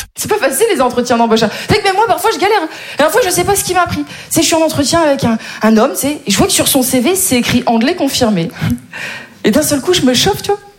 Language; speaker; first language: French; native; French